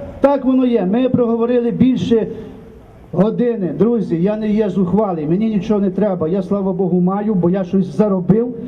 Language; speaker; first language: Ukrainian; native; Ukrainian